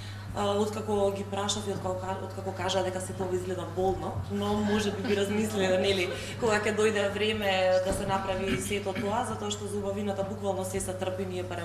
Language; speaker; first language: Macedonian; native; Macedonian